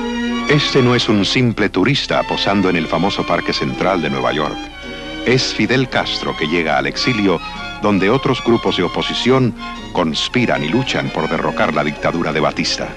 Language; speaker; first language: Spanish; native; Spanish